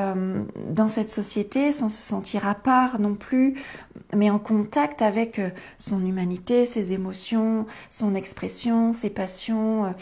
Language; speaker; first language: French; native; French